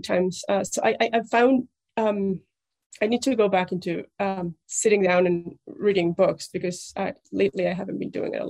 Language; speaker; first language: English; non-native, fluent; Spanish